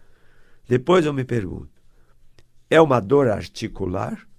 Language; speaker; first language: Portuguese; native; Portuguese